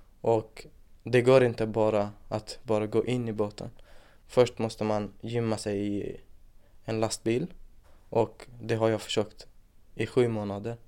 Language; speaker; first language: Swedish; non-native, fluent; Persian